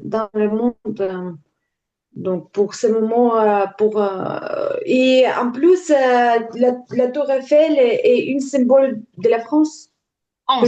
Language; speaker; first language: French; non-native, learner; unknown